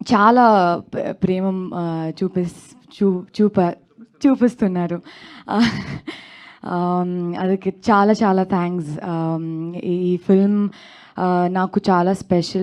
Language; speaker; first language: Telugu; non-native, learner; Kannada